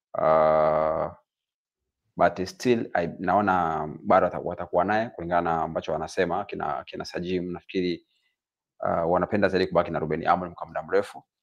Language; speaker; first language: Swahili; native; Swahili